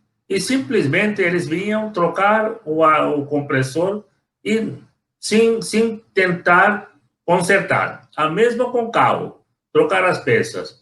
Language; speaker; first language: Portuguese; non-native, fluent; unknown